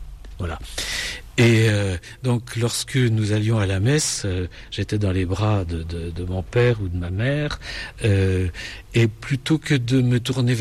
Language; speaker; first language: French; native; French